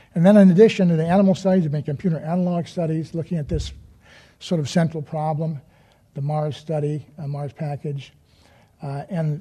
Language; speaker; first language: English; native; English